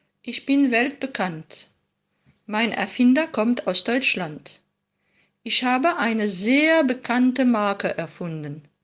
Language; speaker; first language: German; non-native, fluent; French